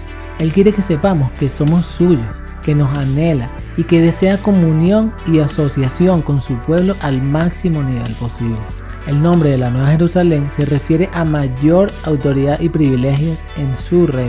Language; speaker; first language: Spanish; native; Spanish